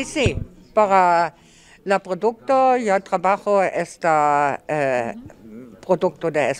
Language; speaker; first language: Spanish; non-native, learner; German